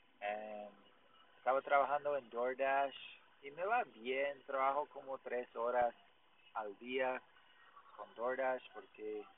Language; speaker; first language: Spanish; non-native, learner; English